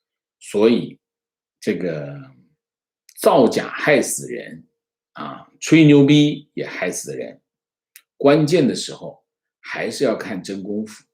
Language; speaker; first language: Chinese; native; Chinese